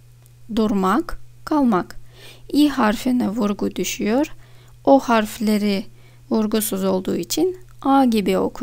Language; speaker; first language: Turkish; non-native, fluent; Russian